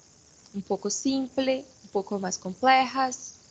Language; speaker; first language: Spanish; non-native, fluent; Portuguese